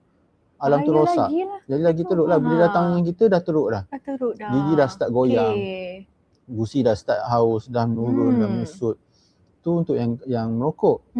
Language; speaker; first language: Malay; native; Malay